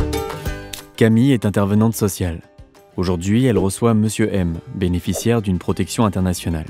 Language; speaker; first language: French; native; French